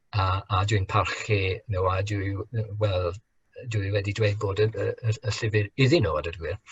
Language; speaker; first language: Welsh; non-native, fluent; English